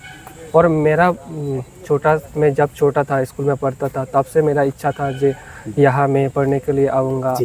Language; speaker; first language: Hindi; non-native, local second language; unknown